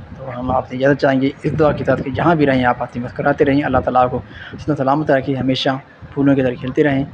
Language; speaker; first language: Urdu; non-native, local second language; Sindhi